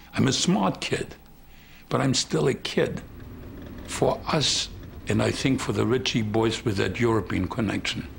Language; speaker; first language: English; non-native, fluent; German